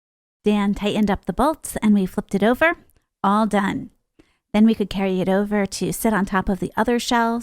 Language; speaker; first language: English; native; English